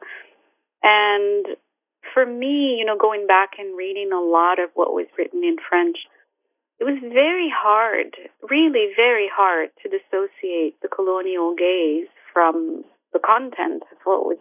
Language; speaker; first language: English; non-native, fluent; Arabic